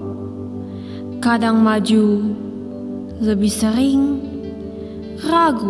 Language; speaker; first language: Indonesian; native; Indonesian